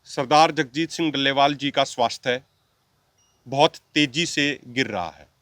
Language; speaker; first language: Hindi; non-native, local second language; Punjabi